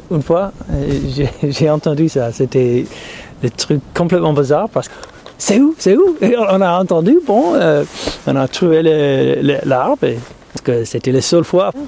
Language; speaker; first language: French; non-native, fluent; English